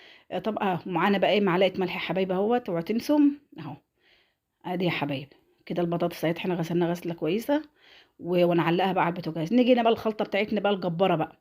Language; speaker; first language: Arabic; native; Arabic